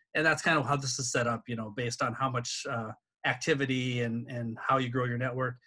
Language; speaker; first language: English; native; English